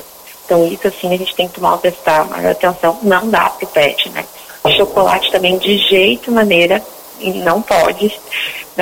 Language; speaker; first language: Portuguese; native; Portuguese